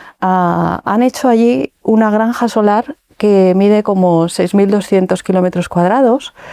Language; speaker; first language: Spanish; native; Spanish